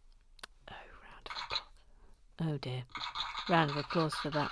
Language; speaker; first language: English; native; English